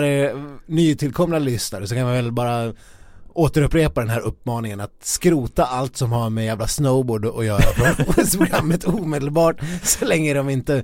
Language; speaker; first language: Swedish; native; Swedish